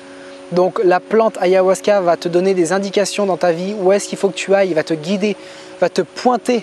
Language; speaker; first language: French; native; French